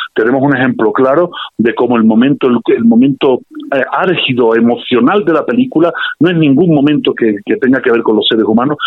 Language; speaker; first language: Spanish; native; Spanish